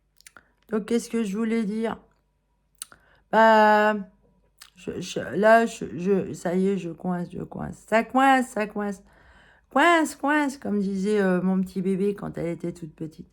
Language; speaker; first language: French; native; French